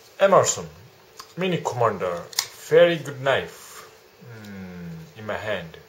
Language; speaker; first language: English; non-native, learner; Japanese